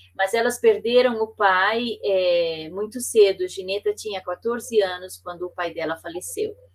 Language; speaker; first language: Portuguese; native; Portuguese